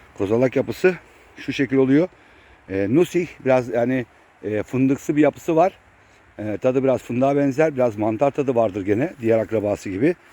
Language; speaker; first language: Turkish; native; Turkish